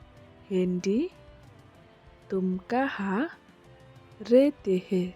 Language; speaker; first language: Hindi; non-native, local second language; Khasi